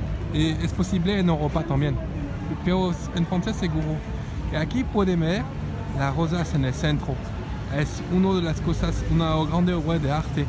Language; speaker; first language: Spanish; non-native, learner; French